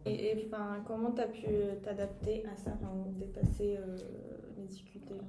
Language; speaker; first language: French; non-native, fluent; Arabic